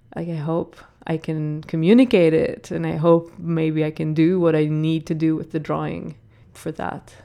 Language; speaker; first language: English; non-native, fluent; Hebrew